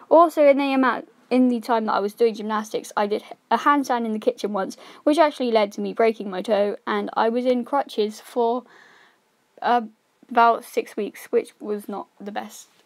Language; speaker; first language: English; native; English